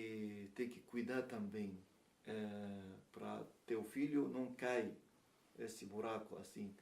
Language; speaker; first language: Portuguese; non-native, learner; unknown